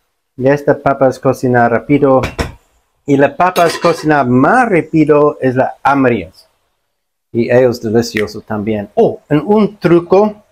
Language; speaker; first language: Spanish; non-native, learner; English